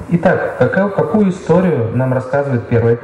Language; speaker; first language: Russian; native; Russian